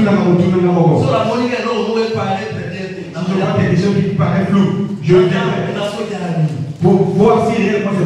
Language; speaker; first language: French; non-native, local second language; Lingala